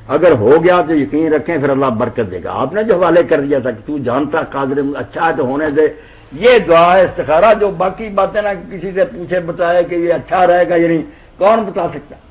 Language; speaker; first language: Urdu; non-native, local second language; Punjabi